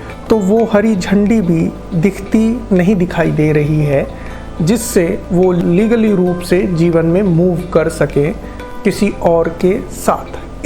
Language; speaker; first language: Hindi; native; Hindi